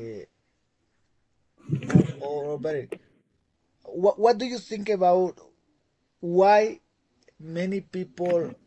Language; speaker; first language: English; non-native, fluent; Spanish